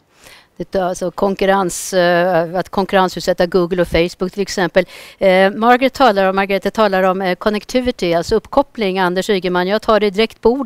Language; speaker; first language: Swedish; native; Swedish